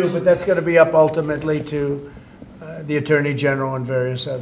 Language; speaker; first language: English; native; English